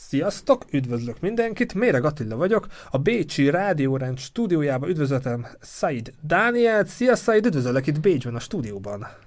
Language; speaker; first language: Hungarian; native; Hungarian